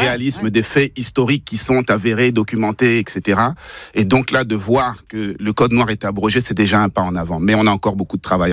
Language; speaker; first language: French; native; French